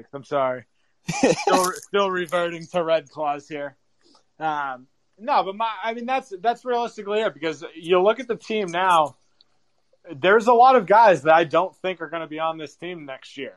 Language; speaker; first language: English; native; English